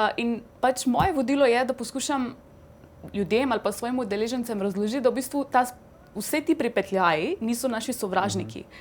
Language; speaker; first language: Slovenian; non-native, fluent; Hindi